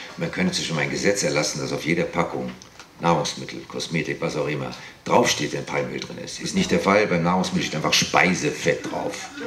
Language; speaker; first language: German; native; German